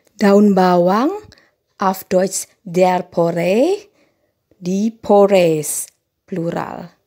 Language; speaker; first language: German; non-native, fluent; Indonesian